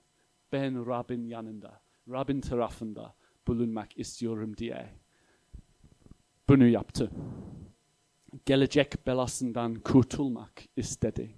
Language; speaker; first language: Turkish; non-native, fluent; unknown